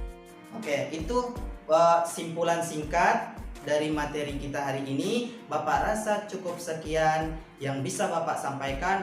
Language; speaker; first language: Indonesian; native; Indonesian